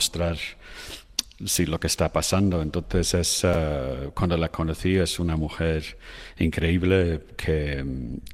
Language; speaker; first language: Spanish; non-native, fluent; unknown